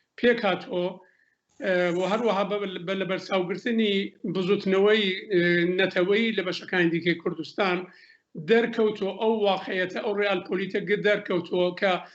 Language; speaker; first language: Central Kurdish; native; Central Kurdish